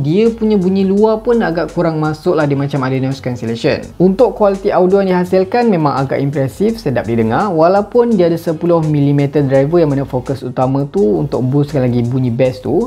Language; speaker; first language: Malay; native; Malay